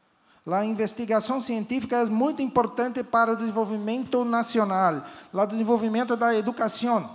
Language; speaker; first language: Spanish; non-native, learner; Portuguese